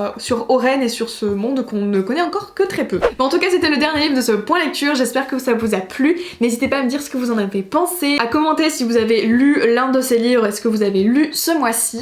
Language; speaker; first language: French; native; French